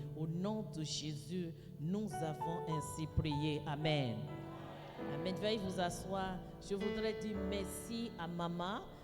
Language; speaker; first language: French; non-native, fluent; Yoruba